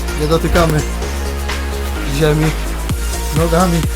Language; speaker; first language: Polish; native; Polish